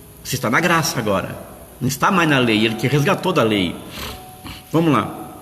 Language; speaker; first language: Portuguese; native; Portuguese